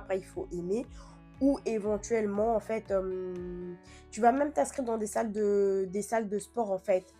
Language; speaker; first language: French; non-native, fluent; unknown